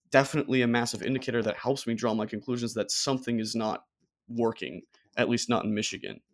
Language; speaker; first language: English; non-native, fluent; German